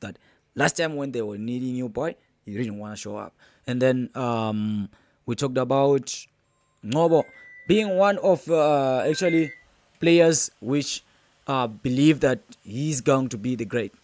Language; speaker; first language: English; non-native, local second language; Zulu